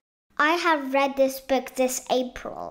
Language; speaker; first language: English; non-native, fluent; Chinese